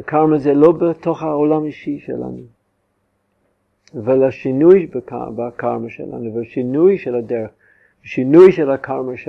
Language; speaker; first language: Hebrew; non-native, fluent; English